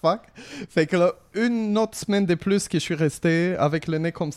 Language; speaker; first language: French; native; French